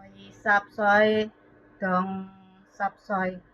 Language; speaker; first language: Cantonese; non-native, learner; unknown